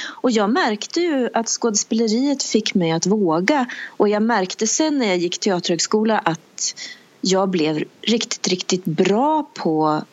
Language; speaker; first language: Swedish; native; Swedish